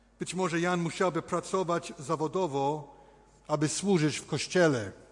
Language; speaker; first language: Polish; early bilingual, heritage; Polish